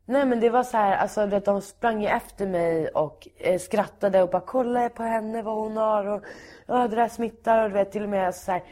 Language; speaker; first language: Swedish; native; Swedish